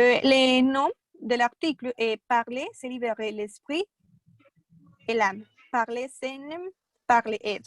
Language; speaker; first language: French; non-native, fluent; Spanish